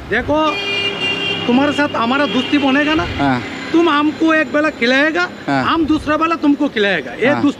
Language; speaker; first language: Hindi; non-native, learner; Bangla